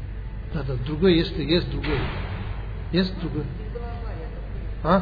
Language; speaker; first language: Russian; non-native, learner; Tibetan